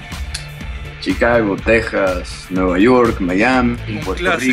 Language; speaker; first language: Spanish; early bilingual, other home language; English